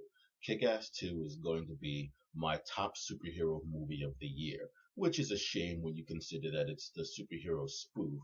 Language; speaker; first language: English; native; English